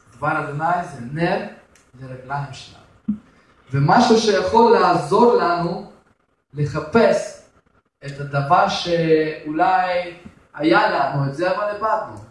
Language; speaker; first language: Hebrew; non-native, fluent; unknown